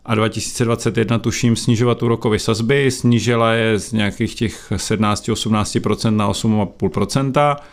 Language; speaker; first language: Czech; native; Czech